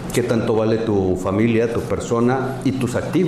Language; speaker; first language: Spanish; native; Spanish